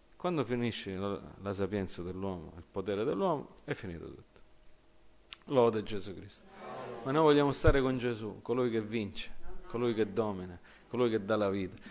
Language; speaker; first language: Italian; early bilingual, heritage; English